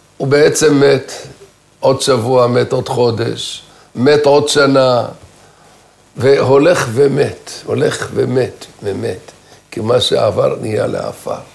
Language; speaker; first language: Hebrew; native; Hebrew